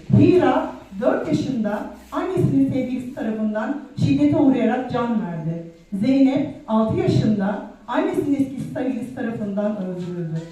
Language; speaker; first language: Turkish; native; Turkish